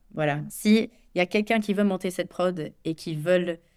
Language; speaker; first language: French; non-native, fluent; English